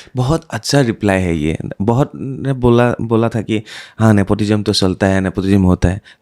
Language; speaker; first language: Hindi; non-native, local second language; Assamese